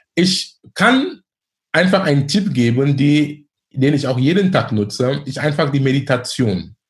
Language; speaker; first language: German; non-native, fluent; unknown